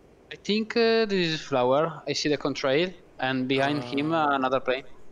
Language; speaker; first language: English; non-native, learner; Italian